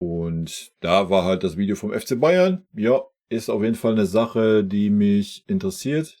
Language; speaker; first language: German; native; German